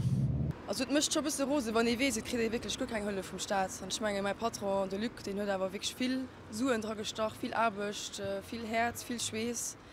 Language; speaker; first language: German; non-native, local second language; Luxembourgish